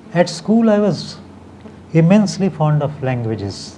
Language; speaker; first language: English; non-native, local second language; Marathi